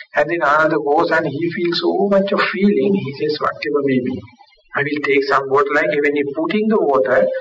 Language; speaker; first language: English; non-native, local second language; Sinhala